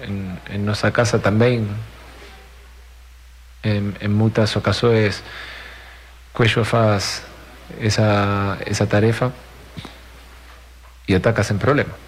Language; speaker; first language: Portuguese; non-native, fluent; Spanish